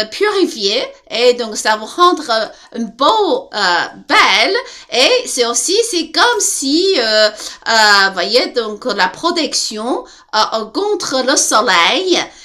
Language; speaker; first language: French; non-native, learner; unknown